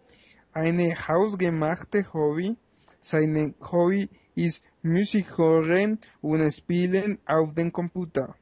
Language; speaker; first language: German; non-native, learner; Spanish